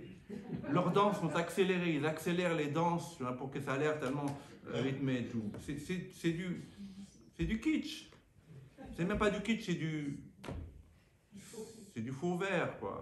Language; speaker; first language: French; native; French